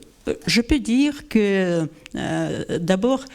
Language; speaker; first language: French; non-native, learner; Russian